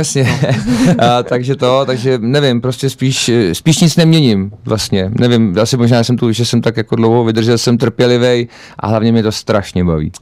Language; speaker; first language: Czech; native; Czech